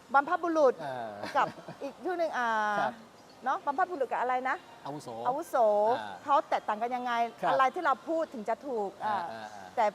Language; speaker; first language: Thai; non-native, fluent; Malay